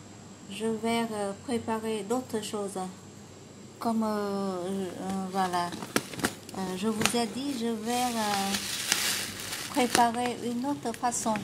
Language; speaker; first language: French; non-native, learner; Vietnamese